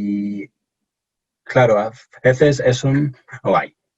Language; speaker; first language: Spanish; non-native, fluent; English